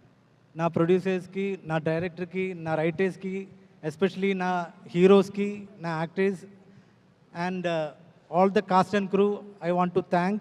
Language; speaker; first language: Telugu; non-native, learner; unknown